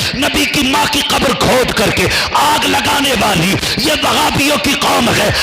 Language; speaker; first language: Urdu; native; Urdu